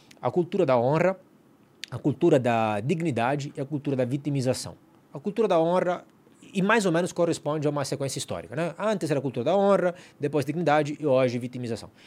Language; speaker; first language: Portuguese; non-native, fluent; Italian